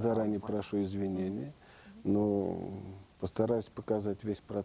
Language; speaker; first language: Russian; native; Russian